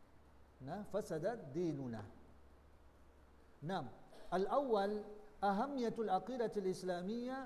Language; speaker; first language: Arabic; non-native, learner; Indonesian